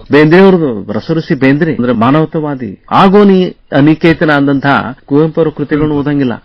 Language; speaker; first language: Kannada; native; Kannada